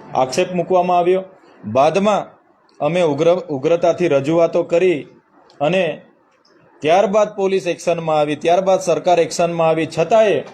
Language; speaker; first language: Gujarati; non-native, local second language; Vasavi